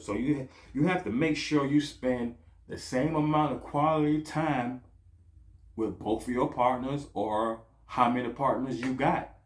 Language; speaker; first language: English; native; English